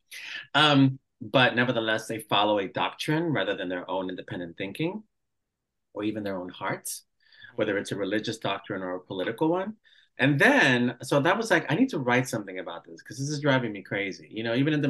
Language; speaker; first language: English; early bilingual, other home language; Spanish